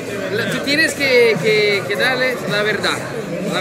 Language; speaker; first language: Spanish; non-native, learner; Portuguese